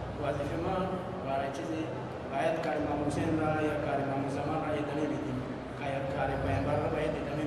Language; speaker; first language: Persian; non-native, learner; Malagasy